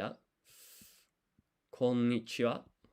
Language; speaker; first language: Japanese; non-native, learner; English